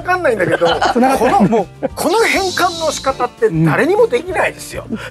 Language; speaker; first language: Japanese; native; Japanese